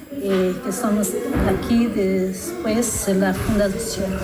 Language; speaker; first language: Spanish; non-native, learner; Italian